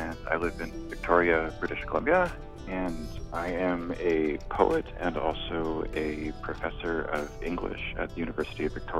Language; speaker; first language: English; native; English